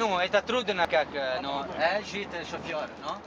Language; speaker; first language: Russian; non-native, learner; Italian